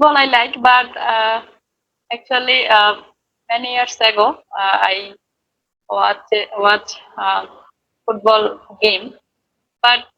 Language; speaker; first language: English; non-native, learner; Bangla